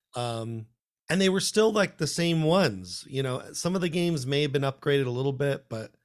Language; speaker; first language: English; native; English